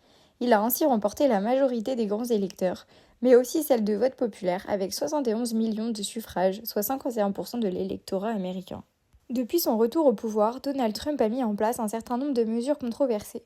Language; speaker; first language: French; native; French